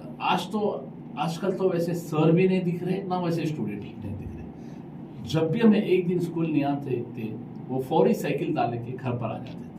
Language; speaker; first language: Hindi; non-native, local second language; Urdu